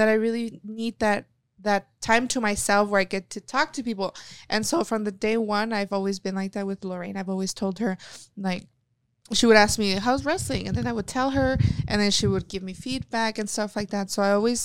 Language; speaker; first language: English; early bilingual, other home language; Spanish